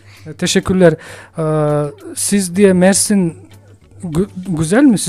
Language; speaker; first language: Turkish; non-native, learner; Kyrgyz